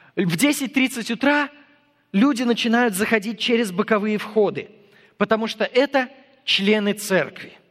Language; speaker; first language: Russian; non-native, fluent; English